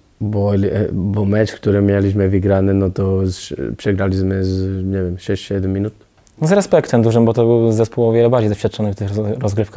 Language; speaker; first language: Polish; non-native, learner; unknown